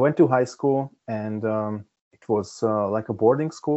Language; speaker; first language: English; non-native, fluent; Hungarian